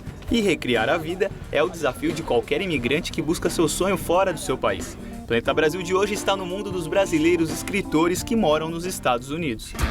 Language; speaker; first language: Portuguese; native; Portuguese